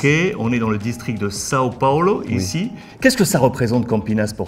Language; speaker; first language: French; native; French